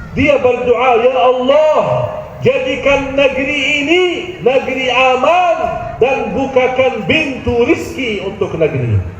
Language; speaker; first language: Malay; non-native, fluent; Arabic